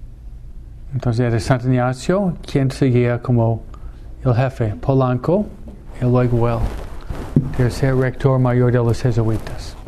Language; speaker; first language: Spanish; non-native, fluent; English